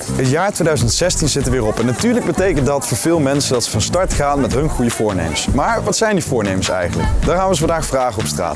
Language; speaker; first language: Dutch; native; Dutch